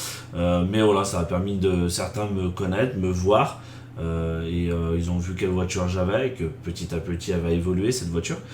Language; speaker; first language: French; native; French